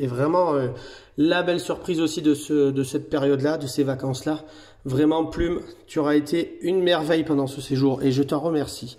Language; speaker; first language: French; native; French